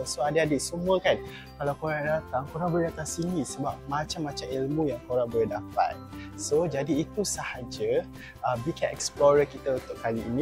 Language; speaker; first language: Malay; native; Malay